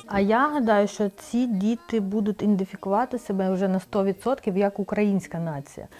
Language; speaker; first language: Ukrainian; non-native, local second language; Russian